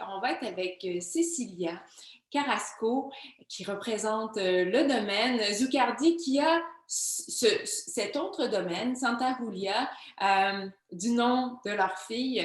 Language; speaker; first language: French; native; French